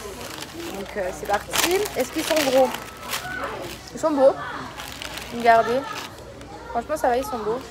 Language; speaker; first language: French; native; French